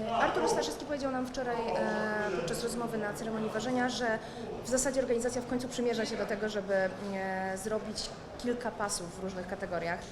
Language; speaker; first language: Polish; native; Polish